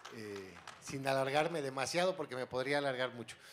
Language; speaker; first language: Spanish; native; Spanish